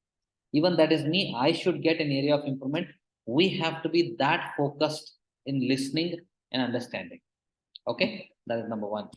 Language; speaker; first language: English; non-native, local second language; Kannada